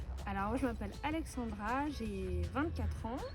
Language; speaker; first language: French; native; French